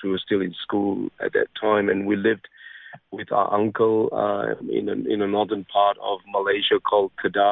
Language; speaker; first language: English; non-native, local second language; Min Nan Chinese